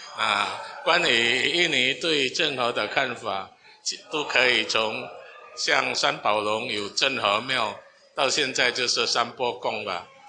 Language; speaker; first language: Chinese; non-native, fluent; Min Nan Chinese